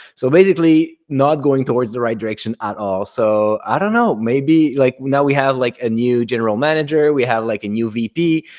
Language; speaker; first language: English; non-native, fluent; French